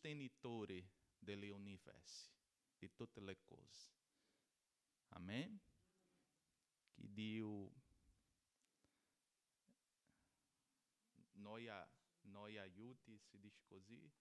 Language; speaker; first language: Italian; non-native, learner; Portuguese